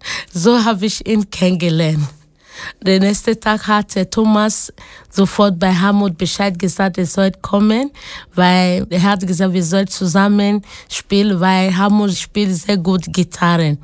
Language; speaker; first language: German; non-native, learner; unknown